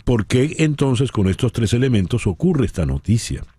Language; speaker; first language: Spanish; native; Spanish